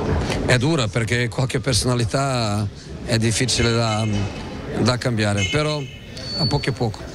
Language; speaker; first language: Italian; non-native, fluent; Portuguese